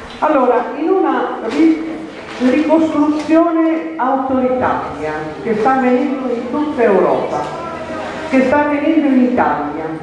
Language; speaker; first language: Italian; native; Italian